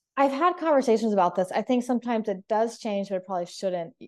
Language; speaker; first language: English; native; English